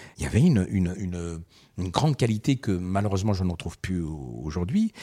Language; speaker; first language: French; early bilingual, other home language; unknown